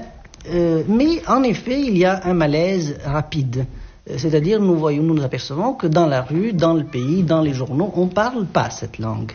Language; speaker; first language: French; non-native, local second language; Arabic